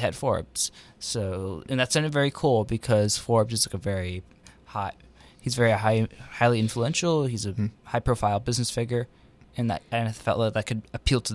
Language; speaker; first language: English; native; English